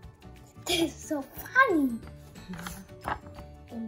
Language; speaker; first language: English; early bilingual, other home language; Indonesian